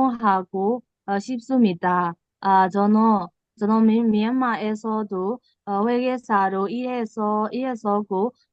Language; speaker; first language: Korean; non-native, learner; Burmese